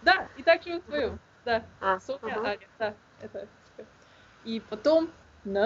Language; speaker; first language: Russian; non-native, learner; Slovenian